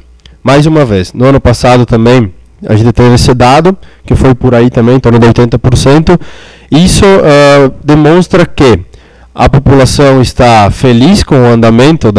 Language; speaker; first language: Portuguese; native; Portuguese